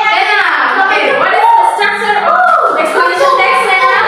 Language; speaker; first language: English; non-native, learner; Indonesian